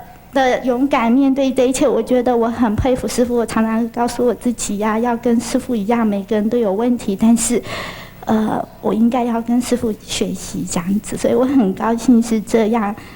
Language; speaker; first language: Chinese; early bilingual, heritage; Chinese